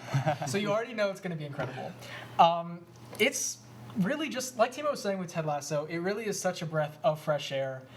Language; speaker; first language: English; native; English